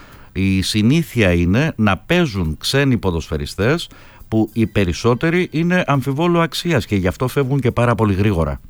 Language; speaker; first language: Greek; native; Greek